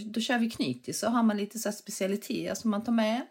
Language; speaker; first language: Swedish; early bilingual, other home language; Korean